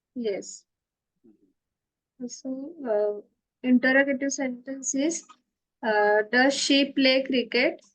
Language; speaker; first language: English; non-native, learner; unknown